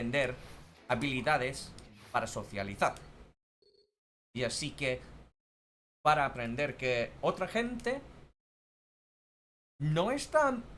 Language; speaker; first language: Spanish; non-native, fluent; English